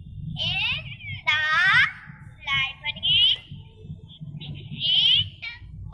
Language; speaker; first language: English; non-native, learner; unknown